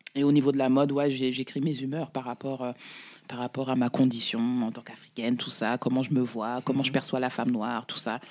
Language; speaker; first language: French; native; French